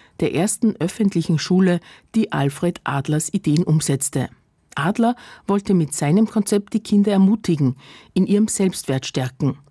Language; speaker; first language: German; native; German